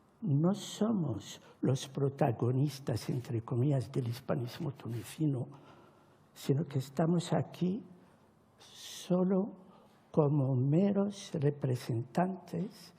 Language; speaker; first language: Spanish; non-native, fluent; Arabic